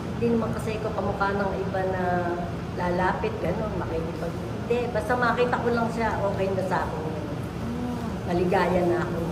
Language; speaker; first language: Filipino; native; Filipino